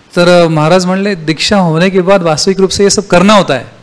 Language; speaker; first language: Hindi; non-native, local second language; Marathi